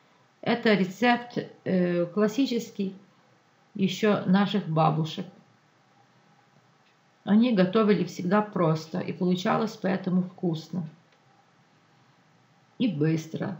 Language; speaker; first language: Russian; non-native, local second language; Ukrainian